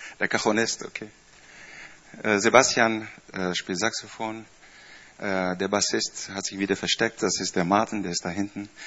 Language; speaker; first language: German; non-native, fluent; Dutch